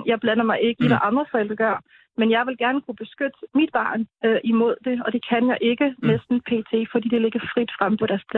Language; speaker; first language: Danish; native; Danish